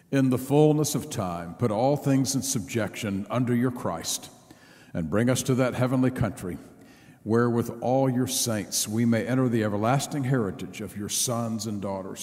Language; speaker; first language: English; native; English